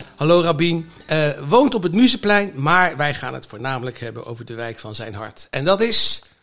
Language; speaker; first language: Dutch; native; Dutch